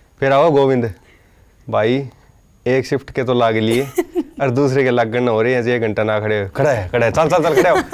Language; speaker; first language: Hindi; native; Hindi